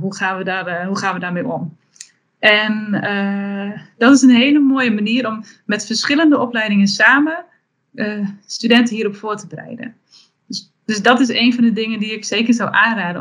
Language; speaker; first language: Dutch; native; Dutch